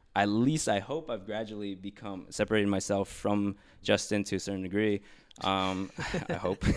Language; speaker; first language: English; early bilingual, other home language; Filipino